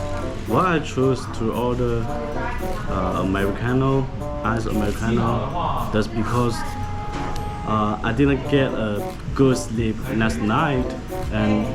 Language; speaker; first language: English; non-native, fluent; Chinese